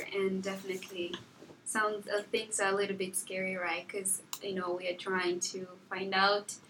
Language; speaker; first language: English; non-native, fluent; Portuguese